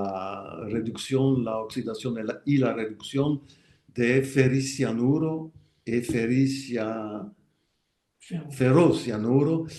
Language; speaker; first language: Spanish; non-native, fluent; French